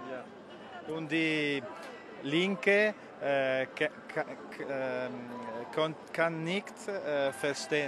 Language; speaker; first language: German; non-native, learner; Italian